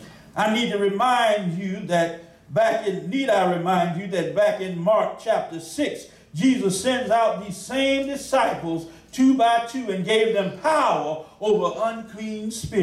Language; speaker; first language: English; native; English